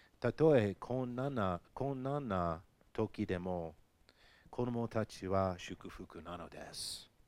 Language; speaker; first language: Japanese; non-native, fluent; English